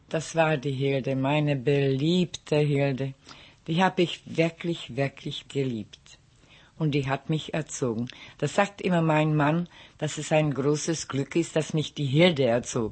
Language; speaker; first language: German; non-native, local second language; Czech